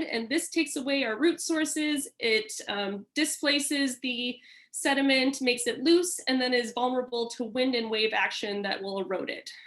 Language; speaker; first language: English; native; English